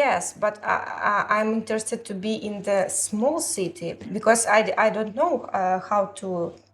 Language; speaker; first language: English; non-native, learner; Ukrainian